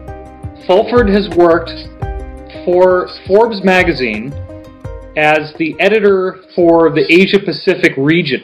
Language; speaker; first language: English; native; English